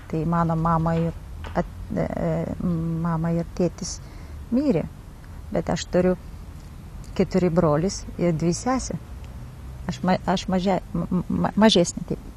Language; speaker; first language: Lithuanian; non-native, learner; Kazakh